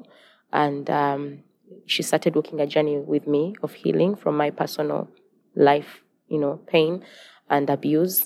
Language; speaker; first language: English; non-native, local second language; Ganda